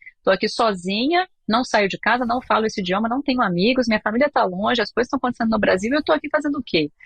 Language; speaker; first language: Portuguese; native; Portuguese